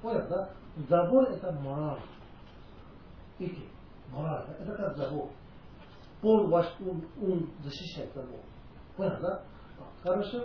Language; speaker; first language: Russian; non-native, learner; Tibetan